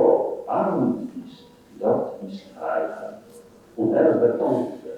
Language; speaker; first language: German; non-native, fluent; Polish